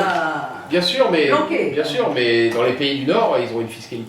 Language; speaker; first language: French; native; French